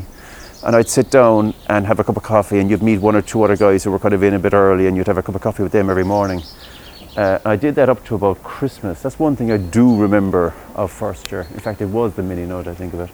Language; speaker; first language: English; native; English